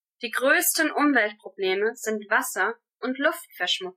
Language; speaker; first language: German; non-native, learner; English